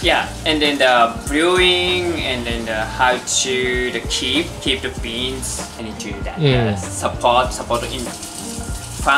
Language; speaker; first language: English; non-native, learner; Japanese